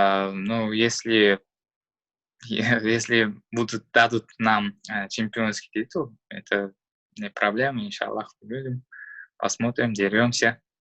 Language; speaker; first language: Russian; non-native, learner; Uzbek